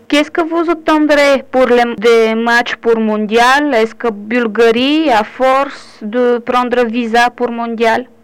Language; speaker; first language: French; non-native, learner; Bulgarian